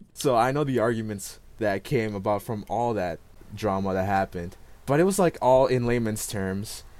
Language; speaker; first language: English; native; English